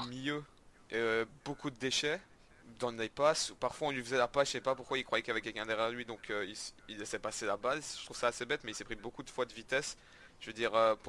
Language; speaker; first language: French; native; French